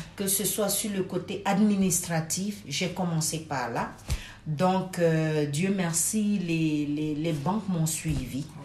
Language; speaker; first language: French; non-native, local second language; Wolof